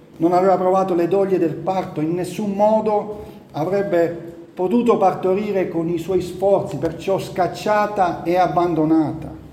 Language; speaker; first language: Italian; native; Italian